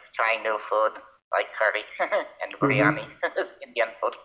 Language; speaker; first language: English; native; English